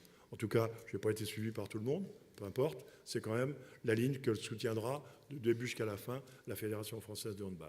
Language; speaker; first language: French; native; French